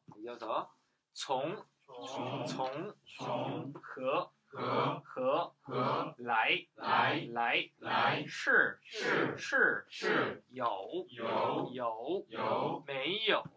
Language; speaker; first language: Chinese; non-native, fluent; Korean